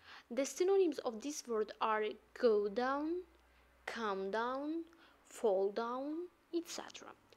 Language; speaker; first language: English; non-native, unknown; Azerbaijani